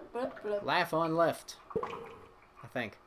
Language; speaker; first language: English; native; English